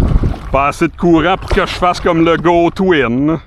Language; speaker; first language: French; native; French